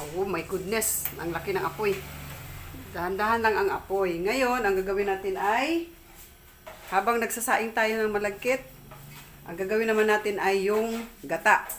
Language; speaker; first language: Filipino; non-native, local second language; Cebuano